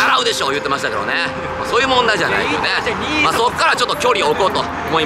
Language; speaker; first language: Japanese; native; Japanese